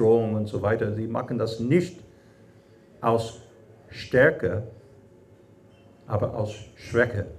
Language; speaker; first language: German; non-native, fluent; English